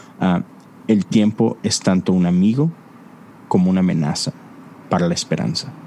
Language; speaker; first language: Spanish; native; Spanish